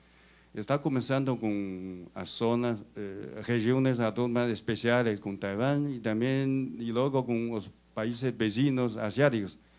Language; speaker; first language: Portuguese; non-native, learner; Chinese